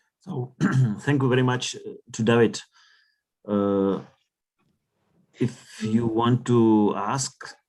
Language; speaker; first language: English; non-native, learner; Czech